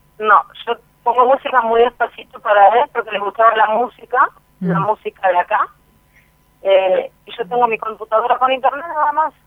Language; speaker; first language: Spanish; native; Spanish